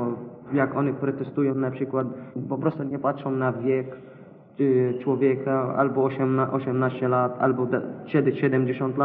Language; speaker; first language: Polish; non-native, local second language; Arabic